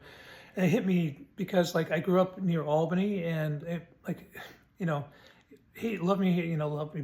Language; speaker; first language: English; native; English